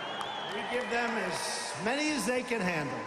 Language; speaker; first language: English; native; English